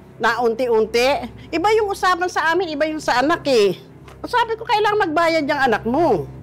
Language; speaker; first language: Filipino; native; Filipino